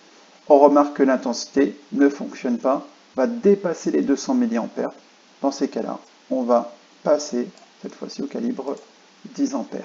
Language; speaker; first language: French; native; French